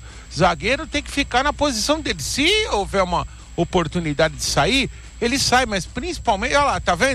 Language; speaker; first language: Portuguese; native; Portuguese